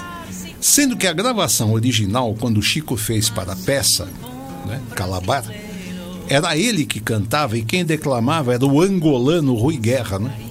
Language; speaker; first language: Portuguese; native; Portuguese